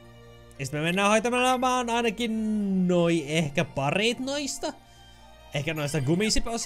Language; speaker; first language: Finnish; native; Finnish